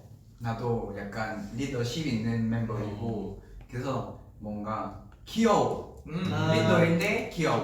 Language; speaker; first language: Korean; non-native, learner; Vietnamese